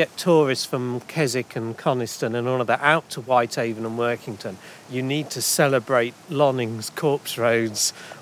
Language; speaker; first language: English; native; English